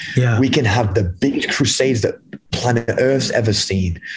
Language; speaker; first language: English; native; English